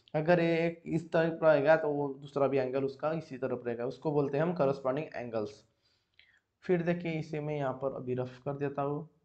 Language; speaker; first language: Hindi; non-native, local second language; Marathi